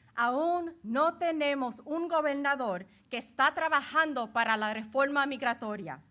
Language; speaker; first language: Spanish; early bilingual, heritage; Spanish